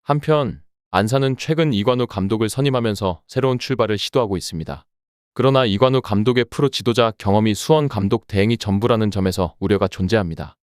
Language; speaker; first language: Korean; native; Korean